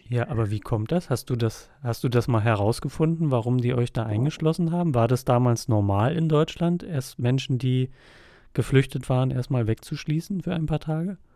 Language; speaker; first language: German; native; German